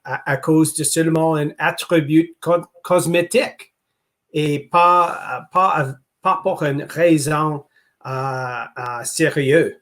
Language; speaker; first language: French; non-native, local second language; English